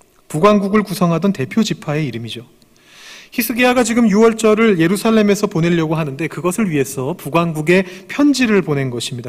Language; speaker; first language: Korean; native; Korean